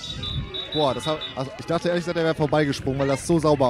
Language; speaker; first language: German; native; German